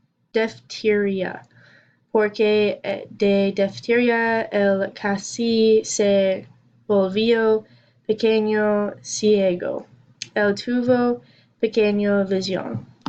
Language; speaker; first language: Spanish; non-native, learner; English